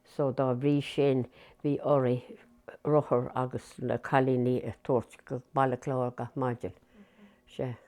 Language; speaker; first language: Irish; native; Irish